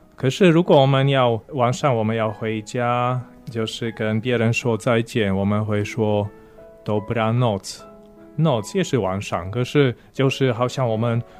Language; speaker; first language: Chinese; non-native, fluent; Polish